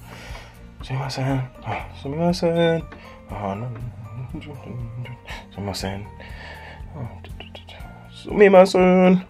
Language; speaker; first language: Japanese; non-native, learner; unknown